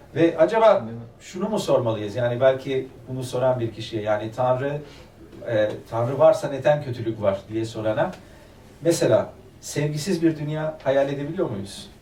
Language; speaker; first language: Turkish; early bilingual, other home language; German